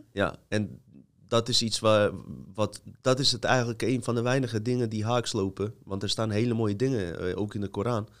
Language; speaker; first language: Dutch; native; Dutch